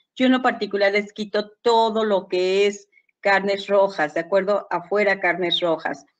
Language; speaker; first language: Spanish; native; Spanish